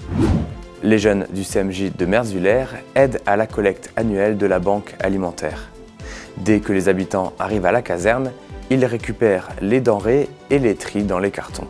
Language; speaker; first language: French; native; French